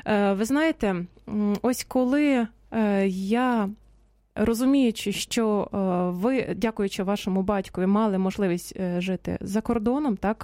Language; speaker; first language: Ukrainian; native; Ukrainian